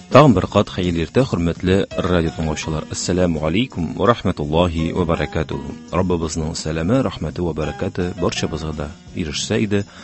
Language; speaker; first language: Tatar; native; Tatar